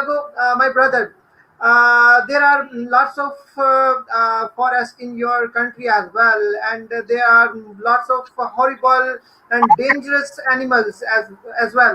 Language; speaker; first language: English; non-native, fluent; Urdu